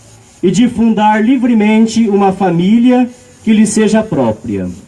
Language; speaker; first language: Portuguese; native; Portuguese